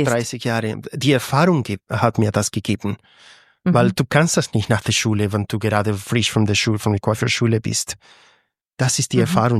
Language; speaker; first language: German; non-native, fluent; Spanish